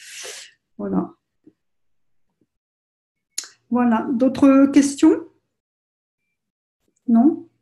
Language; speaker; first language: French; native; French